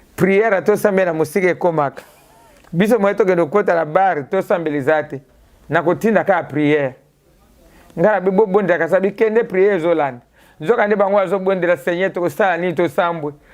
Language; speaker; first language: Lingala; native; Lingala